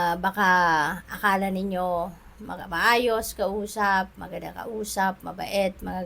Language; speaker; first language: Filipino; native; Filipino